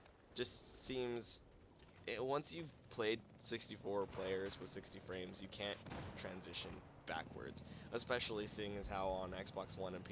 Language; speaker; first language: English; native; English